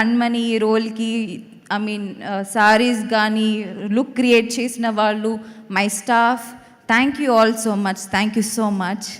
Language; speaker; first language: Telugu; non-native, local second language; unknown